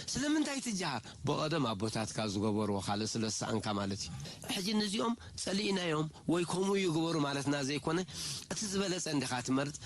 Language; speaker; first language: Tigrinya; non-native, local second language; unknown